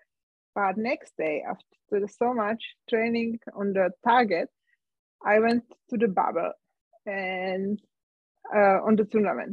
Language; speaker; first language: English; non-native, learner; Czech